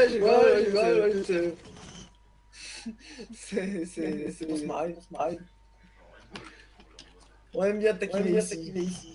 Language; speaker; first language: French; native; French